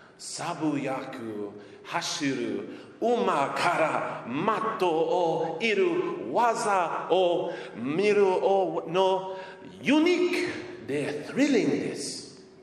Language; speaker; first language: Japanese; non-native, learner; English